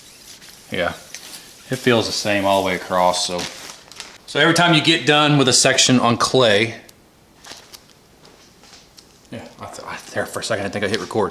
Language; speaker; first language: English; native; English